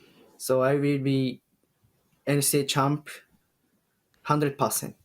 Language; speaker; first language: English; non-native, learner; Japanese